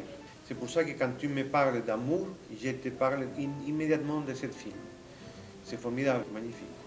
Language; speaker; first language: French; non-native, fluent; Spanish